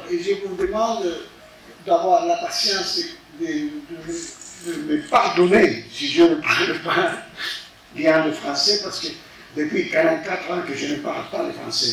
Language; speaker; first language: French; non-native, fluent; Spanish